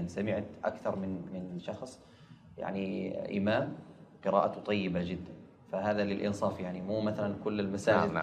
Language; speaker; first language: Arabic; native; Arabic